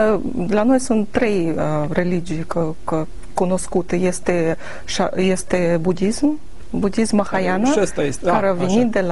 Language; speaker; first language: Romanian; non-native, learner; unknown